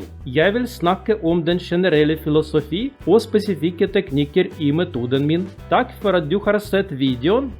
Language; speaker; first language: Norwegian; non-native, learner; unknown